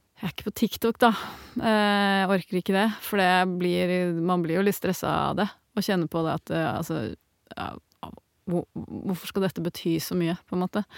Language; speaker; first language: Norwegian; native; Norwegian